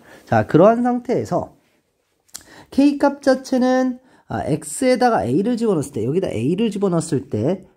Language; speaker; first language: Korean; native; Korean